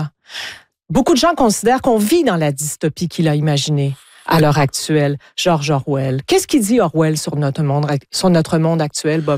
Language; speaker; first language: French; native; French